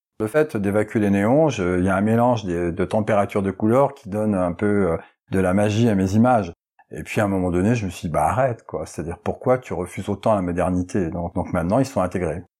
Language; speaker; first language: French; native; French